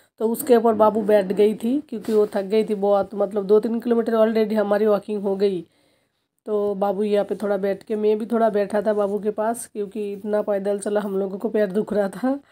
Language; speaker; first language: Hindi; non-native, local second language; Bangla